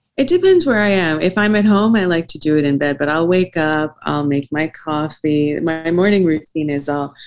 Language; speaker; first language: English; native; English